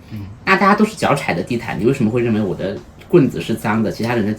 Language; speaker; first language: Chinese; native; Chinese